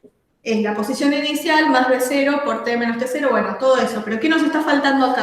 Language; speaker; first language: Spanish; native; Spanish